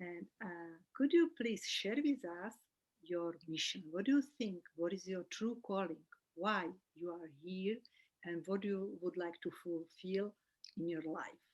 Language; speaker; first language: English; non-native, fluent; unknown